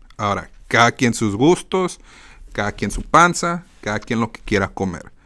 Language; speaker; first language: Spanish; native; Spanish